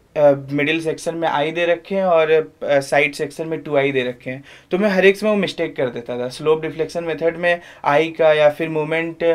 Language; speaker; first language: Hindi; native; Hindi